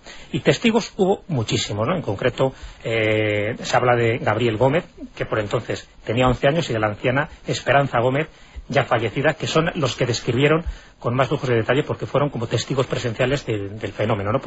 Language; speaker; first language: Spanish; native; Spanish